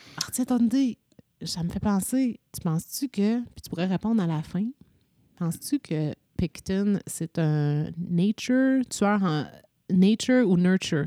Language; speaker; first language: French; native; French